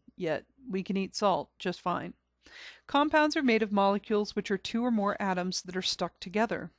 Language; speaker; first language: English; native; English